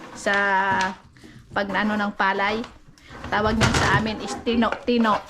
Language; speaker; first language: Filipino; native; Filipino